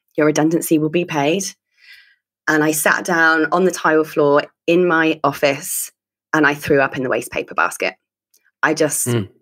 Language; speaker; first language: English; native; English